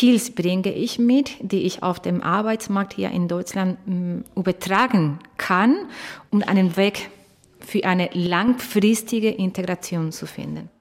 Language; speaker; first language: German; non-native, fluent; Spanish